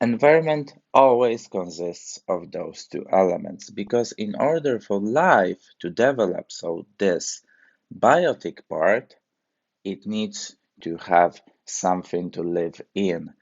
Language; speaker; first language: English; non-native, fluent; Polish